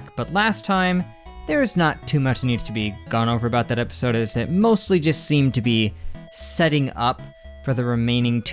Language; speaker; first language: English; native; English